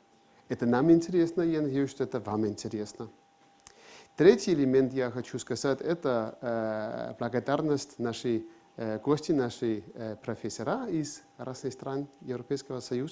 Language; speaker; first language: Russian; non-native, fluent; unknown